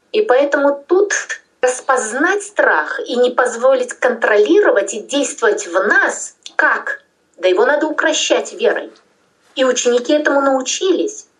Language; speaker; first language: Russian; non-native, local second language; Tajik